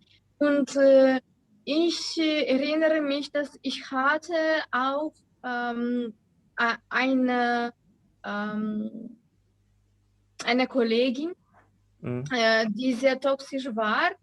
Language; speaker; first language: German; non-native, learner; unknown